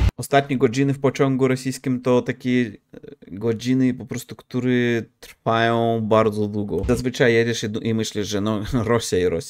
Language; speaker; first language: Polish; non-native, fluent; Russian